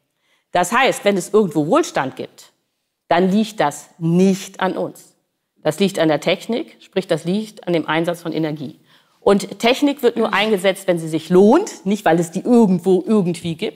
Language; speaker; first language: German; native; German